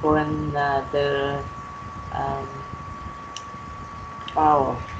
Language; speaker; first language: English; non-native, learner; Vietnamese